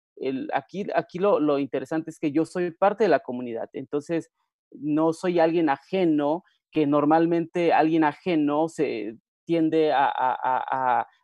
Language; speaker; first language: Spanish; non-native, local second language; Mixtepec Mixtec